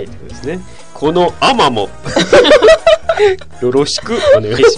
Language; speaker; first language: Japanese; native; Japanese